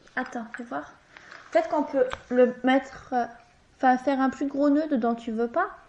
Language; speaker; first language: French; native; French